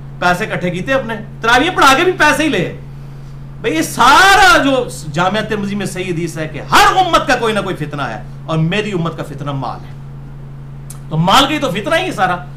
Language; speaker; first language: Urdu; non-native, local second language; Punjabi